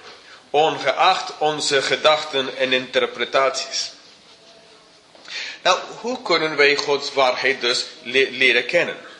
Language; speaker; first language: Dutch; non-native, fluent; English